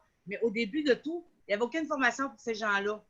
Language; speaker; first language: French; native; French